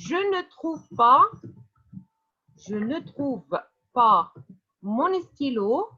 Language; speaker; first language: French; non-native, fluent; Arabic